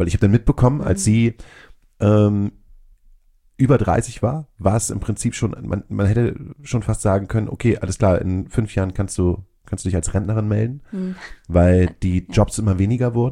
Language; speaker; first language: German; native; German